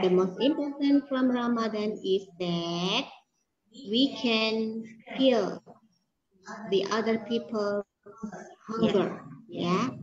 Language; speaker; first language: English; non-native, learner; Indonesian